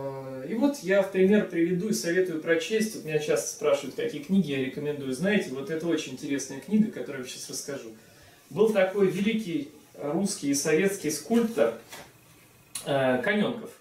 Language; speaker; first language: Russian; native; Russian